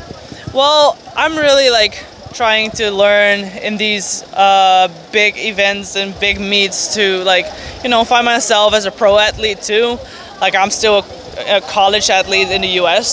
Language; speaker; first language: English; non-native, fluent; Dutch